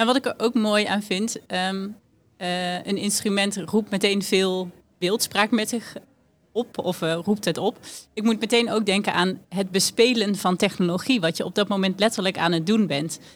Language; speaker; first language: Dutch; native; Dutch